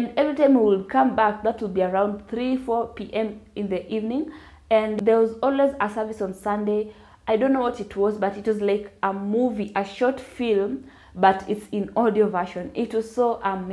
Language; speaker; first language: English; non-native, local second language; Luyia